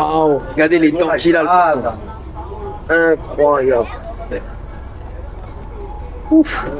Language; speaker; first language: French; native; French